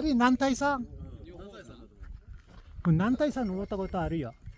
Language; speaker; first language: Japanese; native; Japanese